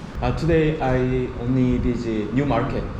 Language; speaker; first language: English; non-native, learner; Korean